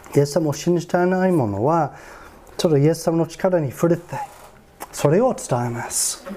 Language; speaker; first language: Japanese; non-native, fluent; English